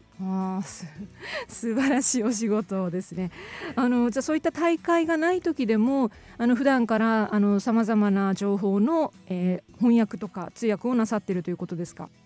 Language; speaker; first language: Japanese; native; Japanese